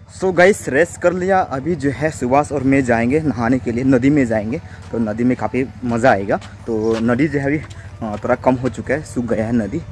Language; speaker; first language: Hindi; native; Hindi